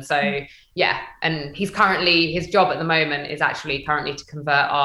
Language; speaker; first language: English; native; English